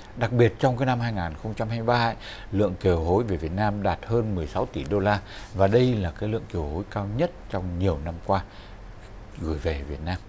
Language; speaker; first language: Vietnamese; native; Vietnamese